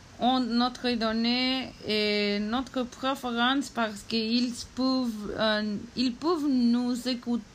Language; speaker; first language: French; non-native, learner; Spanish